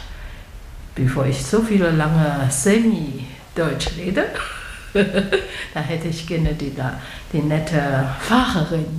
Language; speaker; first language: German; non-native, learner; Chinese